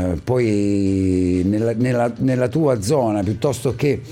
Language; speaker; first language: Italian; native; Italian